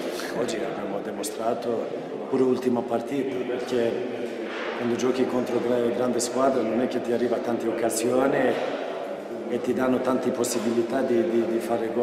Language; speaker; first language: Italian; non-native, fluent; Swedish